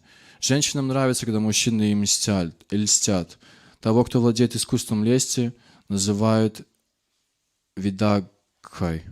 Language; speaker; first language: Russian; native; Russian